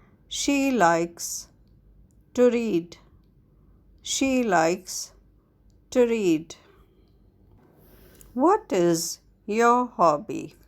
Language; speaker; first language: English; non-native, fluent; Arabic